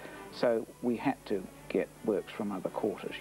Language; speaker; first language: English; native; English